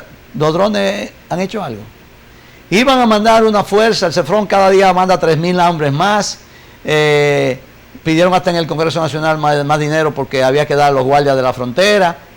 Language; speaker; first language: Spanish; native; Spanish